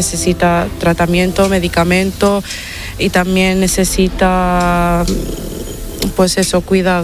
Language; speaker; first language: Spanish; non-native, fluent; Italian